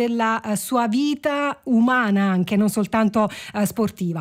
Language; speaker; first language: Italian; native; Italian